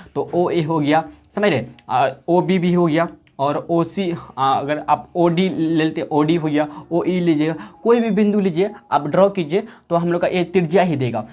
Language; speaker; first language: Hindi; native; Hindi